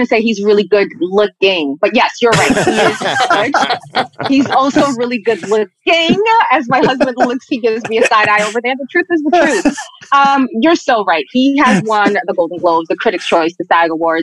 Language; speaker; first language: English; native; English